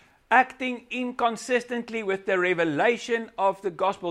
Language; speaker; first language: English; non-native, local second language; Afrikaans